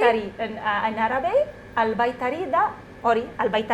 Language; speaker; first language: Basque; non-native, learner; Arabic